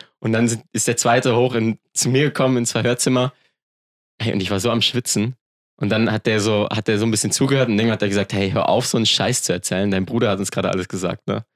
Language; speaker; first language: German; native; German